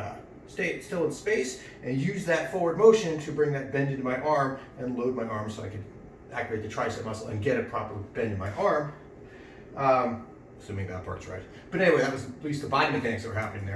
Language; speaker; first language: English; native; English